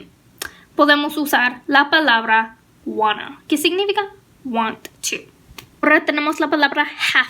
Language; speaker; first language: Spanish; non-native, fluent; English